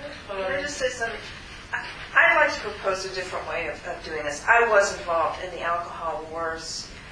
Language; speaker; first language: English; native; English